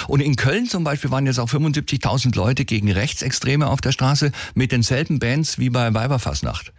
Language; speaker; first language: German; native; German